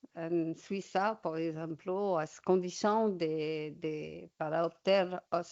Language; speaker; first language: Portuguese; non-native, learner; French